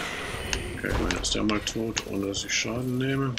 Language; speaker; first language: German; native; German